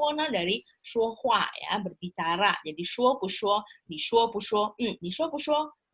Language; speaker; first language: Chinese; non-native, fluent; Indonesian